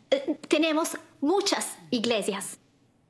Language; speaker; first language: Spanish; non-native, fluent; Italian